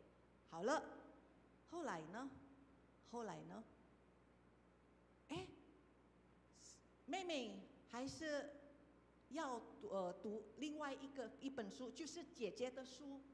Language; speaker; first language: Chinese; non-native, fluent; Indonesian